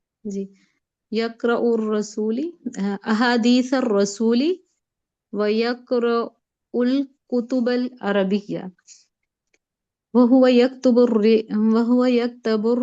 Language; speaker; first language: Arabic; non-native, learner; Urdu